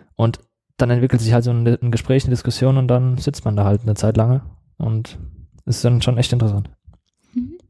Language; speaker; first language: German; native; German